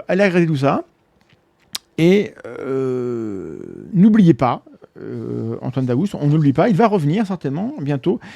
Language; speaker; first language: French; native; French